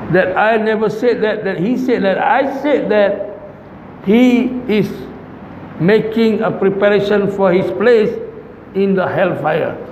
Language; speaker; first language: English; non-native, local second language; Malay